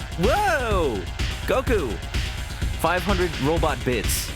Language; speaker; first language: English; native; English